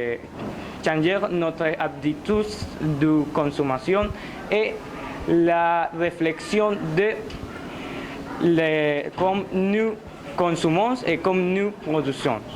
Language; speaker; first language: French; non-native, learner; Spanish